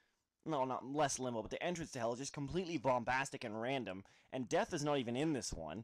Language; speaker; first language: English; native; English